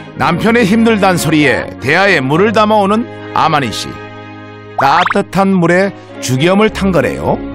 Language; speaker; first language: Korean; native; Korean